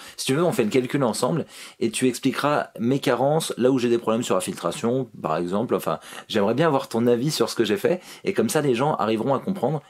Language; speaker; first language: French; native; French